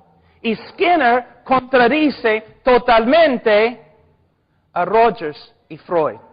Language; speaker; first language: Spanish; non-native, fluent; English